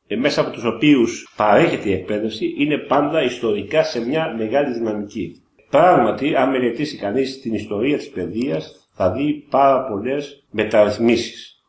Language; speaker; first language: Greek; native; Greek